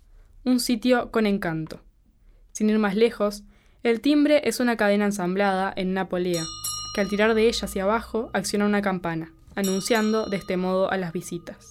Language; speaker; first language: Spanish; native; Spanish